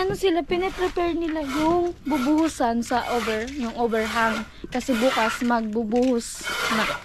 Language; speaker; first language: Filipino; non-native, local second language; Bikol